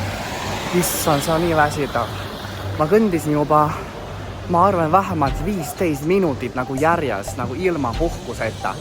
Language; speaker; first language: Estonian; non-native, fluent; Chinese